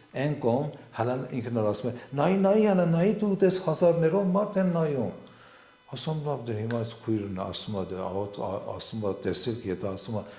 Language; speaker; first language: Armenian; non-native, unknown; Assyrian Neo-Aramaic